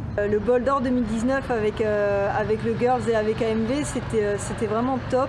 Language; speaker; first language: French; native; French